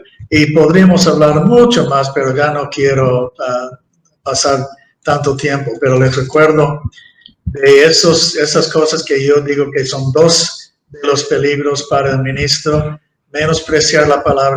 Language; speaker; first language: Spanish; non-native, fluent; English